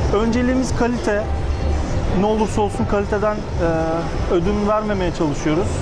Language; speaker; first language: Turkish; early bilingual, heritage; Turkish